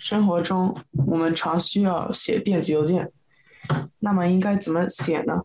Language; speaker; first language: Chinese; early bilingual, heritage; Chinese